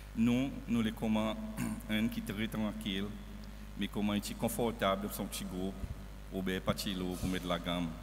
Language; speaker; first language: French; non-native, local second language; Seselwa Creole French